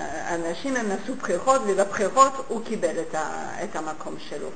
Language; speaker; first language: Hebrew; non-native, fluent; French